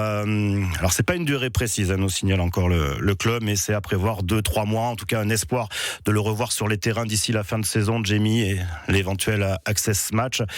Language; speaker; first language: French; native; French